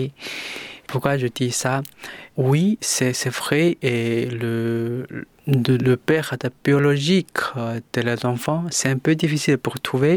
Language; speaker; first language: French; non-native, learner; Chinese